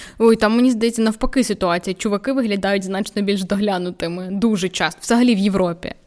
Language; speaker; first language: Ukrainian; non-native, local second language; Russian